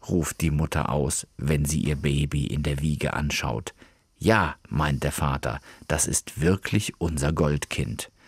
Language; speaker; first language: German; native; German